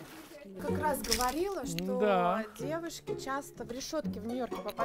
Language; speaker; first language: Russian; native; Russian